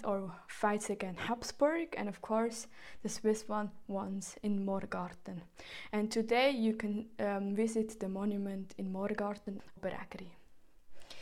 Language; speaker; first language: English; non-native, fluent; Swiss German